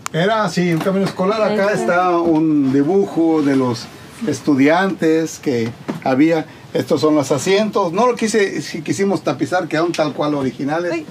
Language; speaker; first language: Spanish; native; Spanish